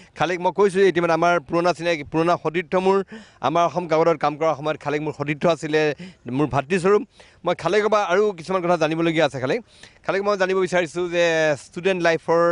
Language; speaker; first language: Assamese; native; Assamese